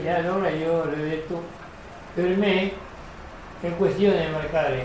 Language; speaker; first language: Italian; non-native, learner; Spanish